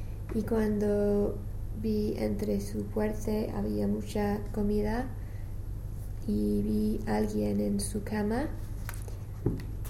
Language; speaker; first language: Spanish; non-native, learner; English